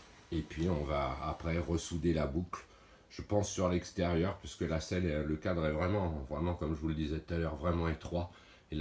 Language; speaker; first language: French; native; French